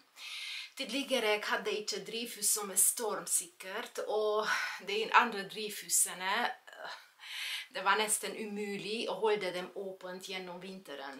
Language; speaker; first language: Norwegian; non-native, fluent; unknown